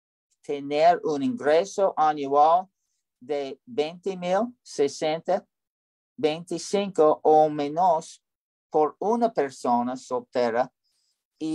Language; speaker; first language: Spanish; non-native, learner; English